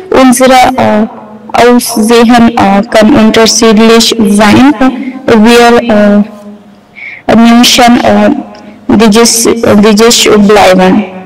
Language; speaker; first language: German; non-native, learner; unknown